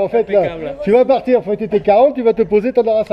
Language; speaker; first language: French; native; French